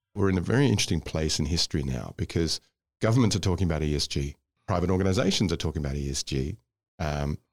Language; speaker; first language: English; native; English